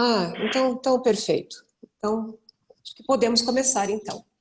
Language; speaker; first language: Portuguese; native; Portuguese